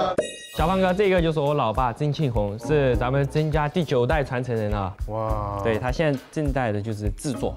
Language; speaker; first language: Chinese; native; Chinese